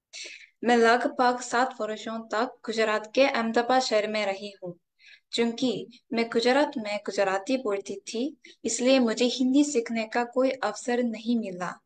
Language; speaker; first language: Hindi; non-native, fluent; Korean